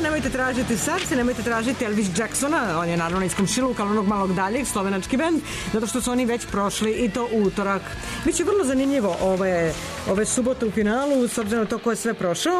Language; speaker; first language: Serbian; native; Serbian